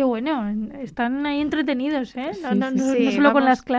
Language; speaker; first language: Spanish; native; Spanish